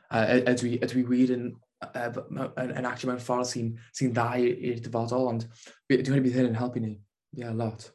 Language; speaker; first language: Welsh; non-native, local second language; English